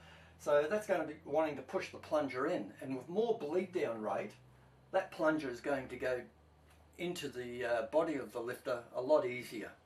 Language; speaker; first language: English; native; English